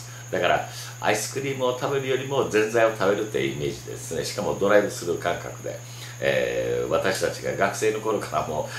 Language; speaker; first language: Japanese; native; Japanese